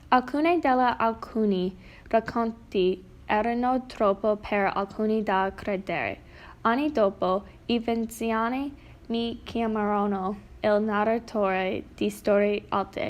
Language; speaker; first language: Italian; non-native, learner; English